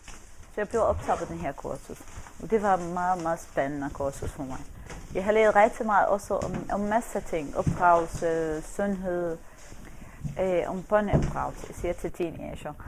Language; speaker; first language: Danish; non-native, fluent; Arabic